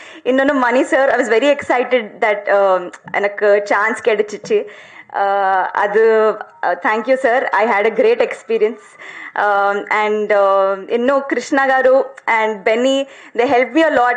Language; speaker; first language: Tamil; non-native, learner; Telugu